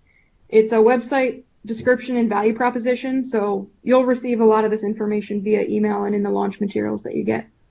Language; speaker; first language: English; native; English